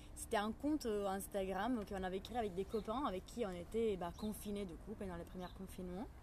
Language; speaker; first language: French; non-native, fluent; Italian